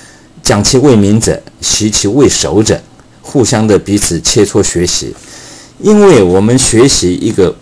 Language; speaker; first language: Chinese; native; Chinese